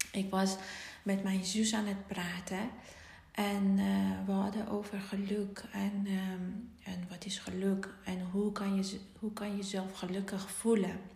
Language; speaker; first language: Dutch; non-native, fluent; Persian